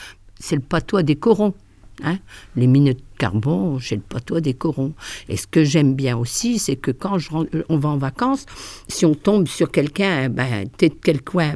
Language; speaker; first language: French; native; French